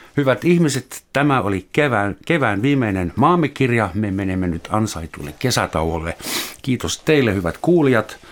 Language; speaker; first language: Finnish; non-native, fluent; German